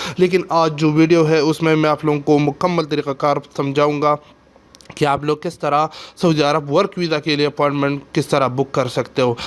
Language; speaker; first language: Urdu; non-native, local second language; Pashto